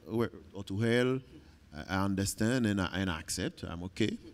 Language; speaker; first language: English; non-native, learner; Haitian Creole